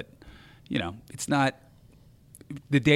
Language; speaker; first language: English; native; English